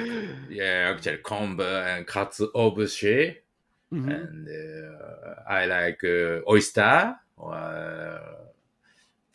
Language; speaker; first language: English; non-native, learner; Japanese